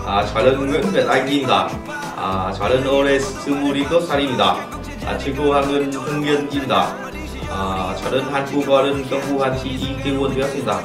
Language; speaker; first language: Korean; non-native, learner; Vietnamese